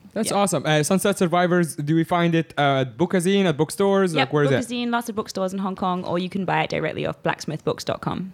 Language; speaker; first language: English; early bilingual, other home language; Arabic